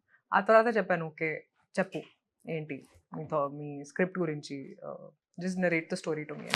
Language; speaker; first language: Telugu; non-native, local second language; Hindi